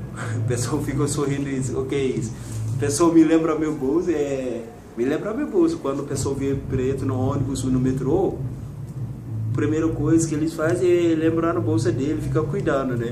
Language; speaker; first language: Portuguese; non-native, learner; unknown